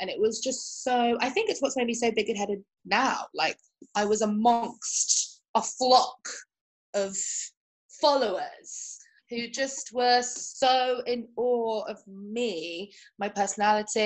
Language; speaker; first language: English; native; English